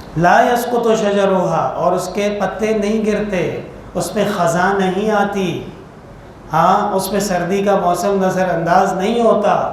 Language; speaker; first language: Urdu; non-native, local second language; Pashto